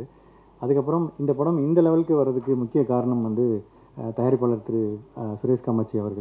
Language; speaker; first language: Tamil; native; Tamil